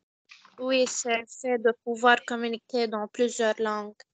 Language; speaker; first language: French; non-native, learner; Arabic